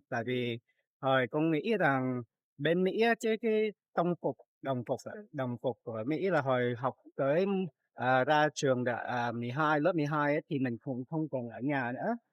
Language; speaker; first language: Vietnamese; early bilingual, heritage; Vietnamese